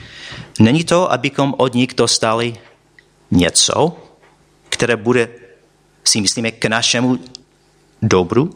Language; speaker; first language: Czech; non-native, fluent; English